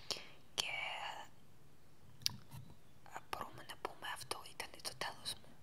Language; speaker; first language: Greek; non-native, learner; Ukrainian